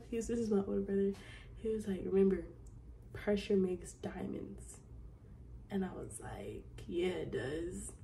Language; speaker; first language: English; native; English